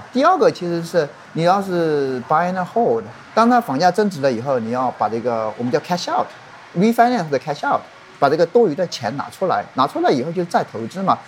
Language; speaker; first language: Chinese; native; Chinese